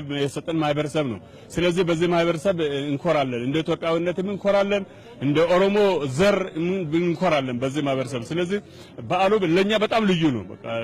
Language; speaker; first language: Amharic; non-native, local second language; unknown